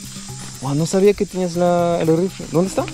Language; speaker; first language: Spanish; non-native, learner; French